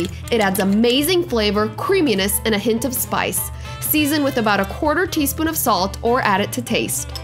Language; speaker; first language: English; native; English